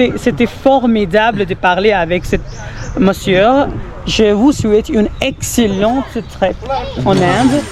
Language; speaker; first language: French; non-native, fluent; Urdu